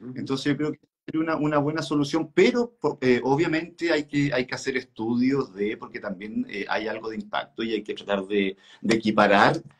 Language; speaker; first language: Spanish; native; Spanish